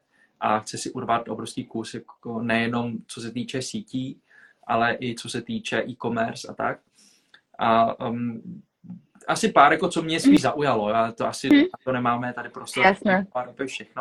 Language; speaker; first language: Czech; early bilingual, other home language; Vietnamese